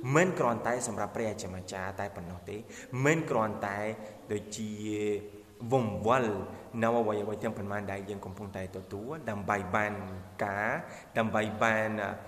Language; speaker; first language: Khmer; non-native, fluent; Spanish